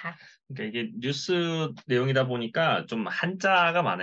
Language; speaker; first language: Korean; native; Korean